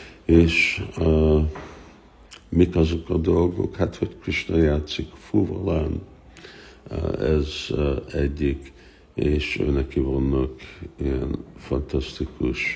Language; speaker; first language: Hungarian; early bilingual, heritage; Hungarian